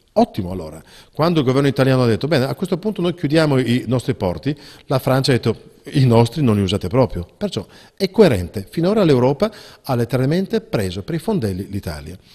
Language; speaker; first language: Italian; native; Italian